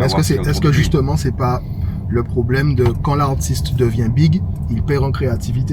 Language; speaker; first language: French; native; French